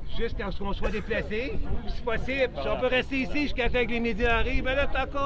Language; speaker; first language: French; native; French